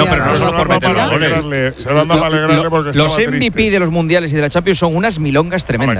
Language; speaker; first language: Spanish; native; Spanish